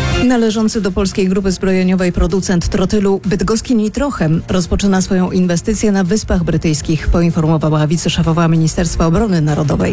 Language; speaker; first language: Polish; native; Polish